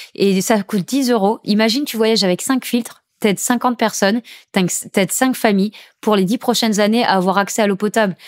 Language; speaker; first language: French; native; French